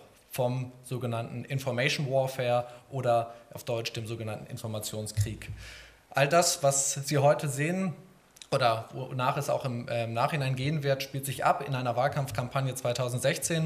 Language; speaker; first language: German; native; German